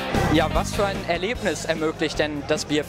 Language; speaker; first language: German; native; German